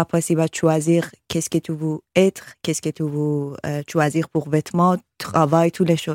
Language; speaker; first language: French; non-native, learner; Persian